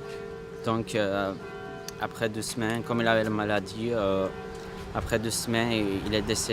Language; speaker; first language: French; non-native, fluent; Armenian